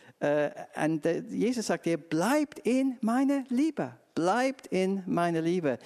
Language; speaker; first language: German; non-native, fluent; English